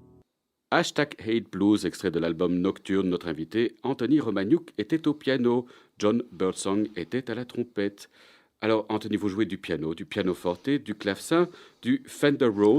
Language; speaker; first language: French; native; French